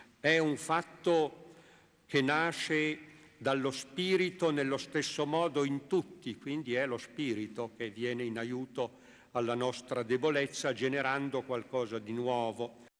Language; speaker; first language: Italian; native; Italian